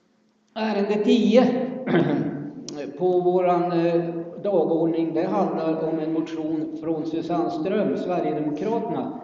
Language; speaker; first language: Swedish; native; Swedish